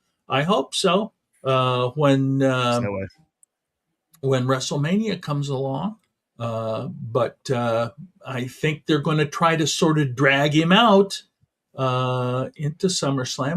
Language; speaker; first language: English; native; English